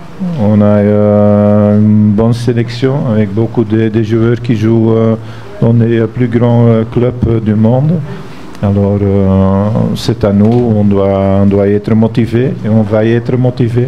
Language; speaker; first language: French; non-native, fluent; Dutch